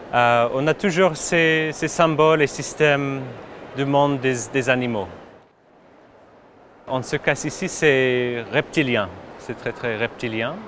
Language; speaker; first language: French; non-native, fluent; English